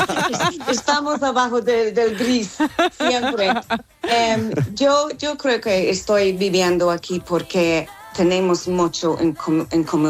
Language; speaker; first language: Spanish; non-native, learner; English